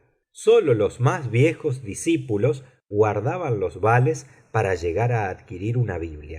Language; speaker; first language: Spanish; native; Spanish